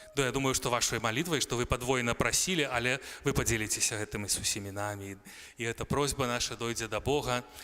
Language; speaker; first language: Belarusian; native; Belarusian